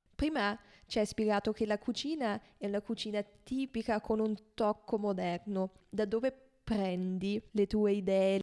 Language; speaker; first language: Italian; non-native, fluent; German